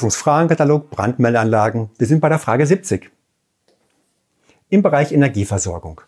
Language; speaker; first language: German; native; German